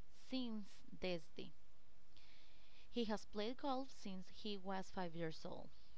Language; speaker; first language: English; non-native, fluent; Spanish